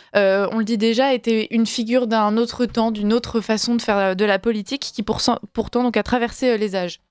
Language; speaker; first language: French; native; French